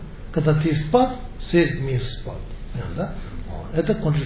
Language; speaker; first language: Russian; non-native, learner; Tibetan